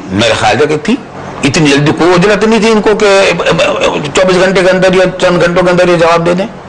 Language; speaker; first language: Urdu; native; Urdu